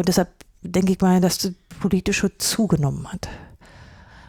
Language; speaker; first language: German; native; German